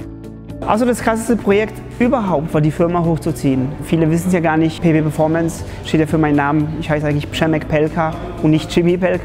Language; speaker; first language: German; early bilingual, other home language; Polish